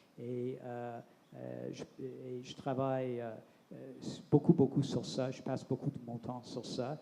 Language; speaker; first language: French; non-native, local second language; English